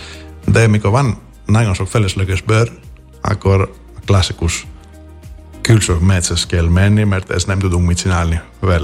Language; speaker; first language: Hungarian; non-native, fluent; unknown